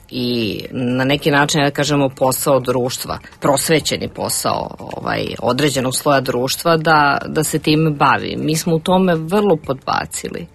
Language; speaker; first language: Serbian; native; Serbian